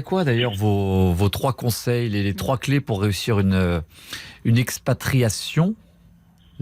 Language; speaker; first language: French; native; French